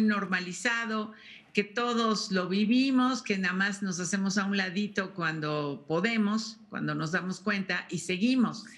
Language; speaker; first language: Spanish; native; Spanish